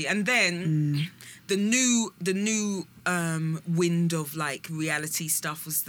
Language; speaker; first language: English; native; English